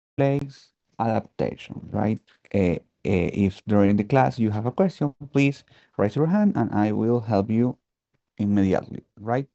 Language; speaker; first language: English; non-native, fluent; Spanish